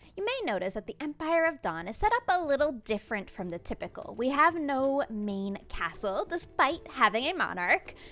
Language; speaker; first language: English; native; English